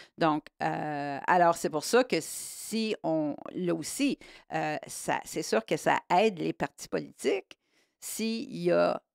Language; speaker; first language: French; native; French